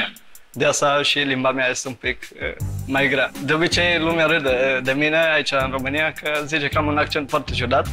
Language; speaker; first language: Romanian; early bilingual, heritage; Romanian